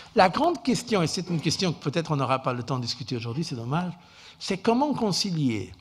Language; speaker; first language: French; non-native, fluent; Portuguese